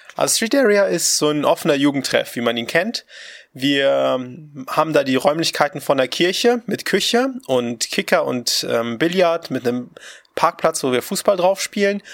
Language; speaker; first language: German; early bilingual, other home language; Russian